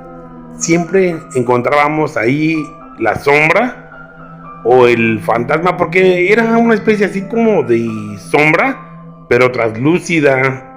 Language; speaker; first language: Spanish; native; Spanish